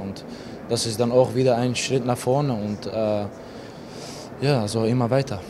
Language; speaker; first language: German; non-native, fluent; Dutch